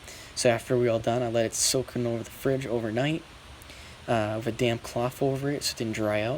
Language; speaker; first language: English; native; English